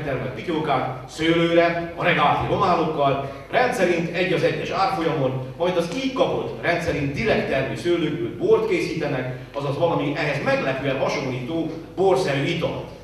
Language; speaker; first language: Hungarian; native; Hungarian